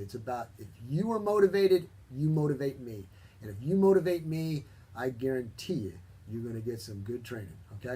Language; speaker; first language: English; native; English